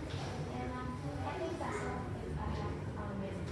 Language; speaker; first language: English; non-native, learner; Vietnamese